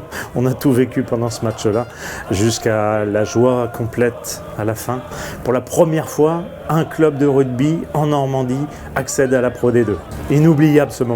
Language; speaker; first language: French; native; French